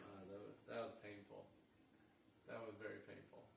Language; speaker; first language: English; native; English